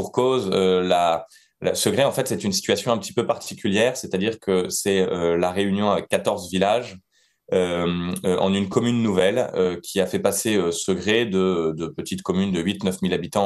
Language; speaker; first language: French; native; French